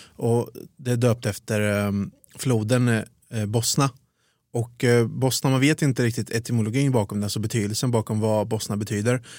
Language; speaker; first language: Swedish; early bilingual, other home language; Bosnian